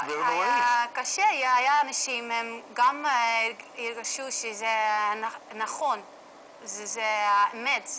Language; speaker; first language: Hebrew; non-native, learner; Dutch